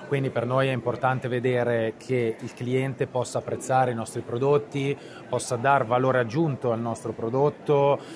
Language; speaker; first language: Italian; native; Italian